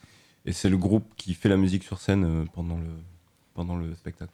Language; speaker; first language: French; native; French